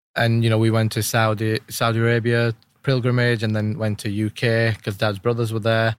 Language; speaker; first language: English; early bilingual, other home language; Urdu